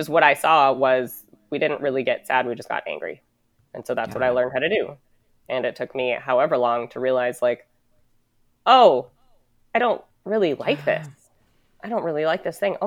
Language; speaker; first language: English; native; English